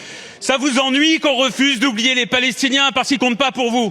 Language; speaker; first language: French; native; French